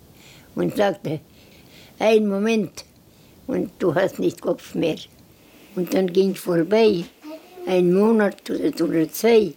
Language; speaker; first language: German; non-native, learner; Estonian